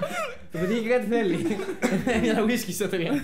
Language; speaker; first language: Greek; native; Greek